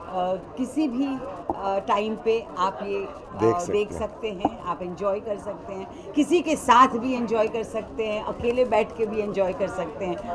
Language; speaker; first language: Hindi; native; Hindi